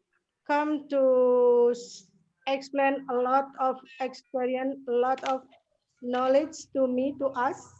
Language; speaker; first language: English; non-native, learner; Indonesian